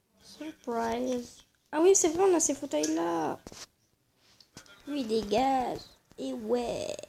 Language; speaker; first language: French; native; French